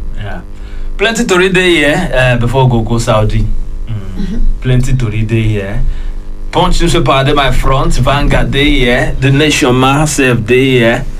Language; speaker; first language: Nigerian Pidgin; non-native, local second language; Yoruba